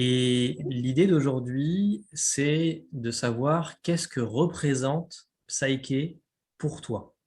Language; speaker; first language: French; native; French